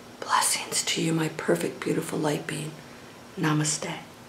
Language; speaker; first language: English; native; English